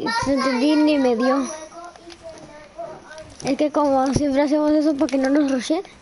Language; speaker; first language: Spanish; native; Spanish